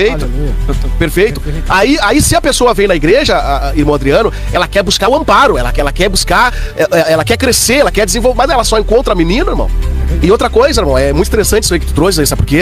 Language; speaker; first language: Portuguese; native; Portuguese